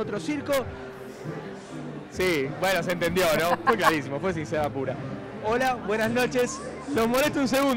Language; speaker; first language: Spanish; native; Spanish